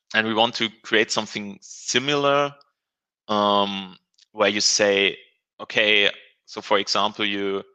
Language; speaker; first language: English; non-native, fluent; German